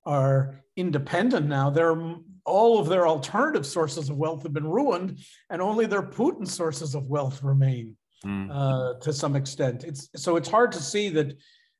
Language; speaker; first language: English; native; English